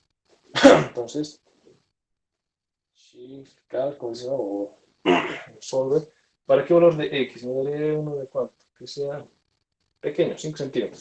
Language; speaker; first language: Spanish; native; Spanish